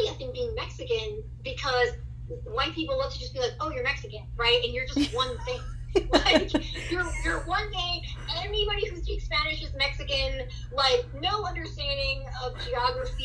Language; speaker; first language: English; early bilingual, other home language; Spanish